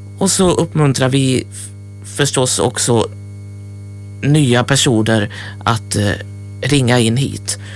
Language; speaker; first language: Swedish; native; Swedish